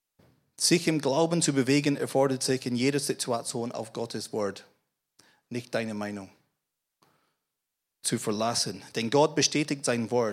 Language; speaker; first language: German; non-native, fluent; English